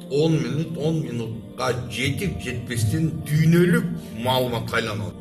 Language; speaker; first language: Kyrgyz; non-native, local second language; Uzbek